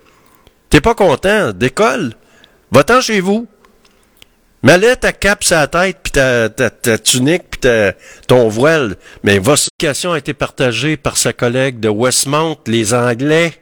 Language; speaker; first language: French; native; French